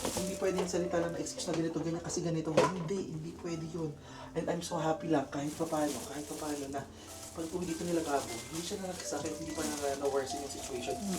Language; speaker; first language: Filipino; native; Filipino